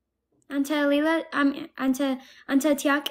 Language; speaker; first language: Amharic; non-native, learner; English